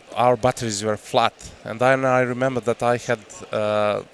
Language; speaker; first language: English; non-native, fluent; Croatian